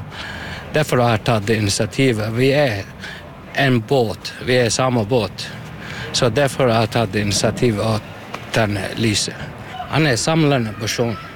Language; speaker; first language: Norwegian; non-native, learner; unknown